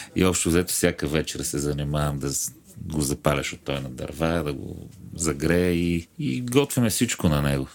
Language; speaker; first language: Bulgarian; native; Bulgarian